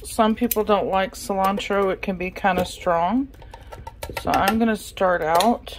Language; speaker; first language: English; native; English